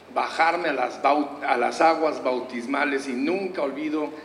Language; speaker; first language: Spanish; native; Spanish